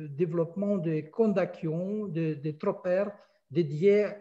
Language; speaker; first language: French; non-native, fluent; Russian